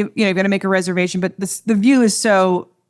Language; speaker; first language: English; native; English